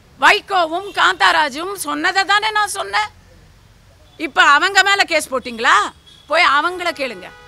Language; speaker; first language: Tamil; native; Tamil